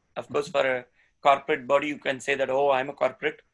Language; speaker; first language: English; non-native, local second language; Tamil